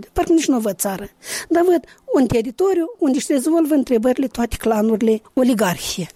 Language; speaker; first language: Romanian; native; Romanian